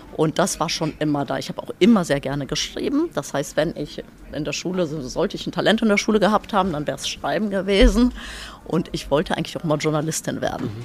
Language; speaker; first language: German; early bilingual, other home language; Polish